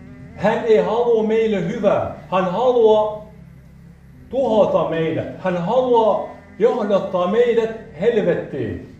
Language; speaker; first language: Finnish; non-native, fluent; Arabic